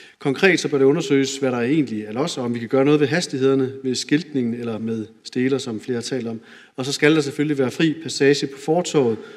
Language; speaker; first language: Danish; native; Danish